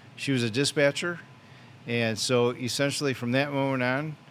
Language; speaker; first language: English; native; English